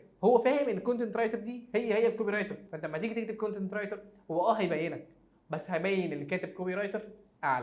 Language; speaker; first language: Arabic; native; Arabic